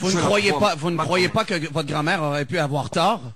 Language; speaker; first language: French; native; French